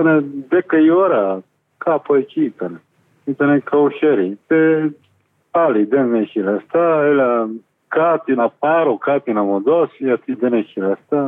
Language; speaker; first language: Greek; non-native, learner; Bulgarian